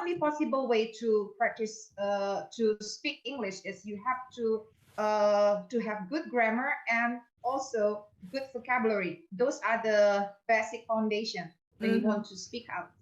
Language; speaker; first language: English; non-native, fluent; Indonesian